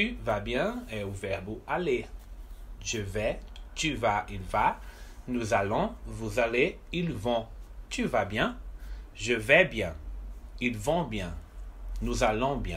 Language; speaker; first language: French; non-native, fluent; Portuguese